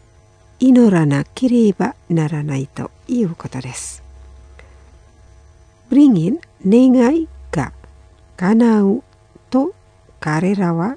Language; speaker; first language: Japanese; non-native, fluent; Indonesian